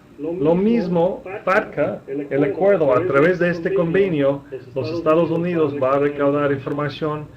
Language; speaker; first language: Spanish; non-native, fluent; English